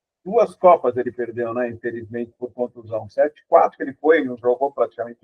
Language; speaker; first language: Portuguese; native; Portuguese